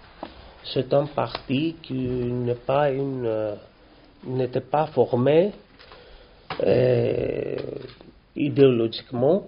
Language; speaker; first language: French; non-native, learner; Greek